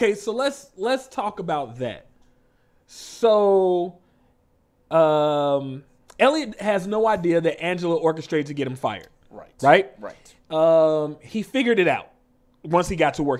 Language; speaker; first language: English; native; English